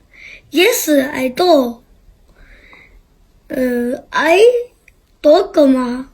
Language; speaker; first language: English; non-native, learner; Chinese